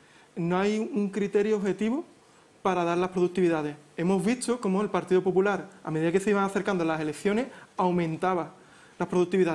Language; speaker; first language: Spanish; native; Spanish